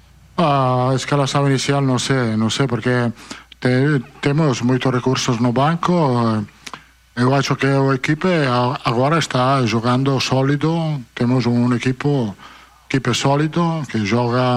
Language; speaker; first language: Portuguese; non-native, fluent; Italian